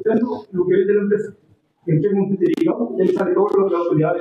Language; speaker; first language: Spanish; native; Spanish